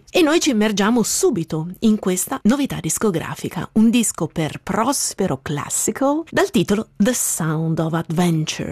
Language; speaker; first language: Italian; native; Italian